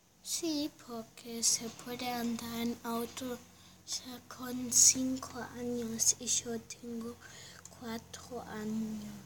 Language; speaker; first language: Spanish; early bilingual, heritage; Spanish